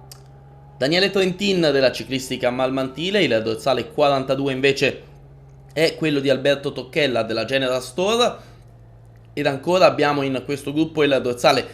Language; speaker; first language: Italian; native; Italian